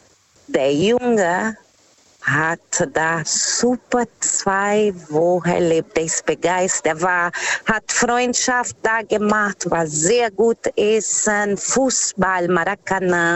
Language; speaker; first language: German; non-native, fluent; Portuguese